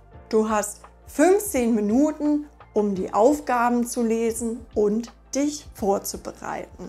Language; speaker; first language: German; non-native, fluent; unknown